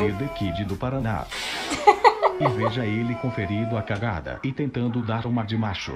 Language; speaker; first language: Portuguese; native; Portuguese